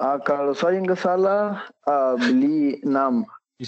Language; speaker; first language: Indonesian; non-native, learner; Spanish